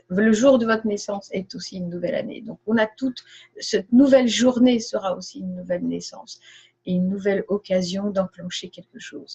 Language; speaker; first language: French; native; French